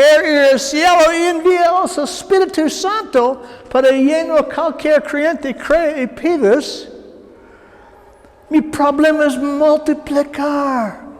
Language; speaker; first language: Spanish; non-native, learner; English